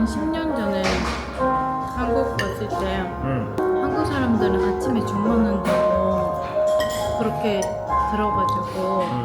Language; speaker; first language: Korean; non-native, fluent; Japanese